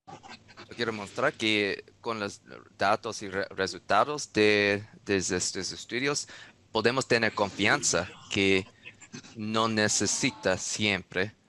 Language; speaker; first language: Spanish; non-native, learner; English